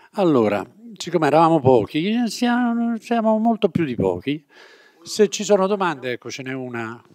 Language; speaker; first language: Italian; native; Italian